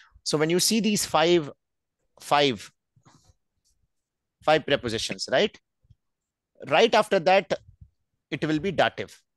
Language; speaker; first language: English; non-native, local second language; Hindi